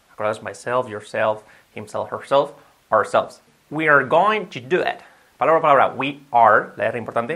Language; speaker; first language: English; non-native, fluent; Spanish